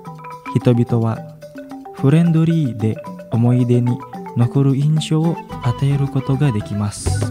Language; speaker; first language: Japanese; non-native, fluent; Indonesian